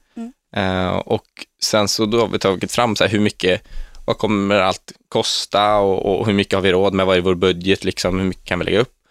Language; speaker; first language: Swedish; native; Swedish